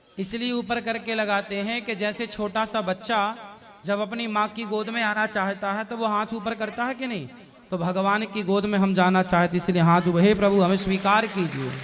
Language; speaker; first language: Hindi; native; Hindi